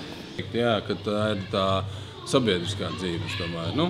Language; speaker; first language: Latvian; native; Latvian